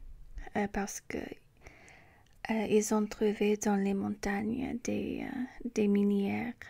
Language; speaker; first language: French; non-native, learner; English